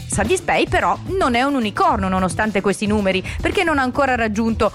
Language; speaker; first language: Italian; native; Italian